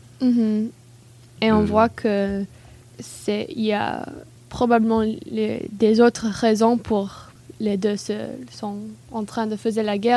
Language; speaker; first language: French; non-native, learner; English